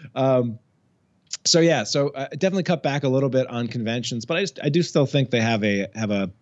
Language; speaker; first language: English; native; English